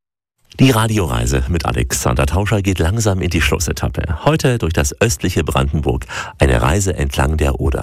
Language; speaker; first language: German; native; German